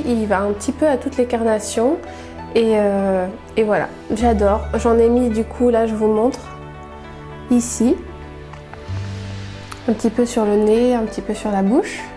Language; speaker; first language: French; native; French